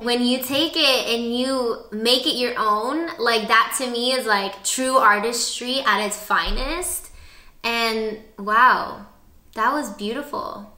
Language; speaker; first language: English; early bilingual, other home language; Spanish